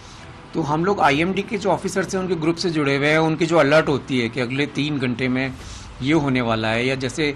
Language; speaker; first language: Hindi; native; Hindi